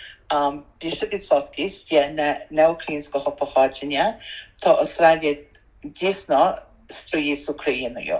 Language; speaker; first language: Ukrainian; early bilingual, heritage; Ukrainian